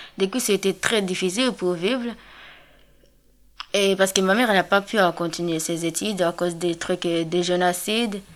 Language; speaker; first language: French; non-native, learner; Kinyarwanda